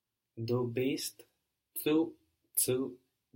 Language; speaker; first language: German; non-native, learner; English